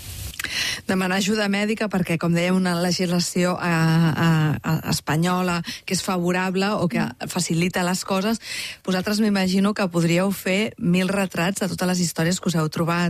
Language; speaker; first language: Catalan; native; Catalan